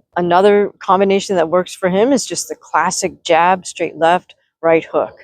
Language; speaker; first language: English; native; English